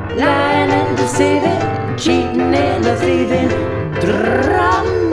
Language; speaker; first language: English; non-native, fluent; Norwegian